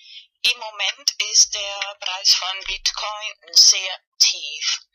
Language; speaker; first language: German; non-native, fluent; Spanish